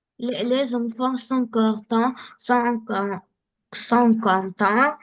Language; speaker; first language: French; non-native, learner; Arabic